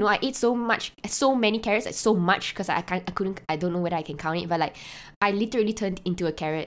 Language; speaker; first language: English; non-native, local second language; Chinese